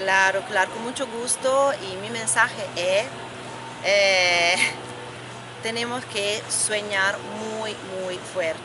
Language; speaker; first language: Spanish; non-native, fluent; Italian